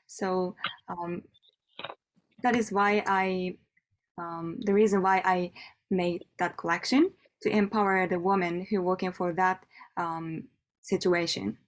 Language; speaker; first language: English; non-native, learner; Japanese